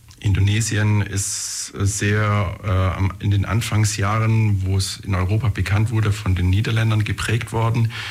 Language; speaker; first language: German; native; German